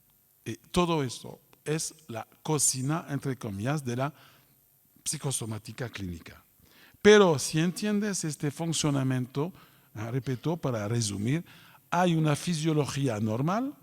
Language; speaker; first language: Spanish; non-native, fluent; French